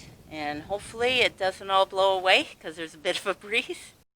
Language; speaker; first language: English; native; English